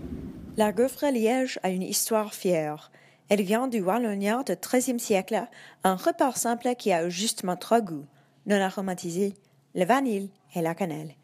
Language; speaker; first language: French; non-native, learner; English